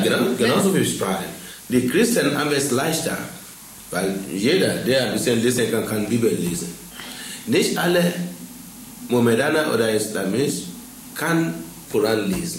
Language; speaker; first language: German; non-native, fluent; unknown